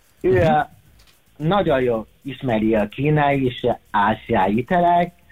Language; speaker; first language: Hungarian; non-native, learner; Chinese